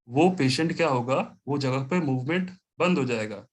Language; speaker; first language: Hindi; non-native, local second language; Bangla